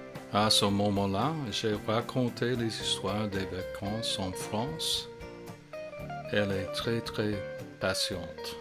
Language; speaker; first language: French; non-native, fluent; English